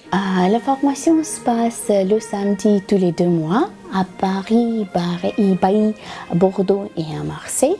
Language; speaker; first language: French; non-native, fluent; Russian